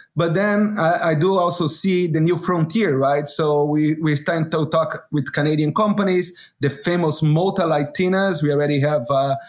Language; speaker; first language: English; non-native, fluent; Portuguese